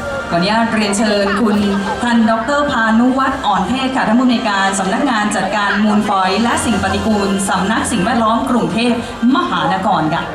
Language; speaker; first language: Thai; native; Thai